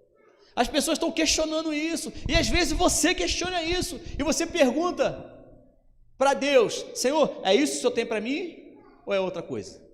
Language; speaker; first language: Portuguese; native; Portuguese